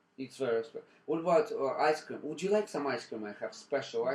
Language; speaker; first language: English; non-native, fluent; Russian